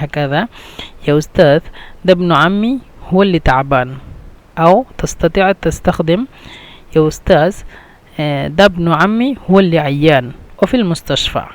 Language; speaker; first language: Arabic; non-native, fluent; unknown